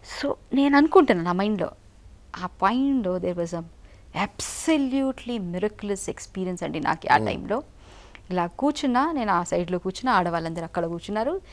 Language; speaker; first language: Telugu; non-native, local second language; Malayalam